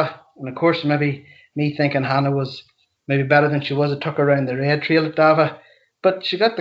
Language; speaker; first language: English; native; English